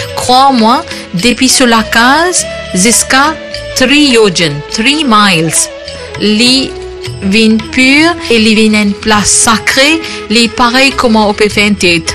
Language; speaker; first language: French; non-native, local second language; Morisyen